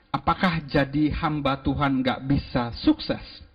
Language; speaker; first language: Indonesian; native; Indonesian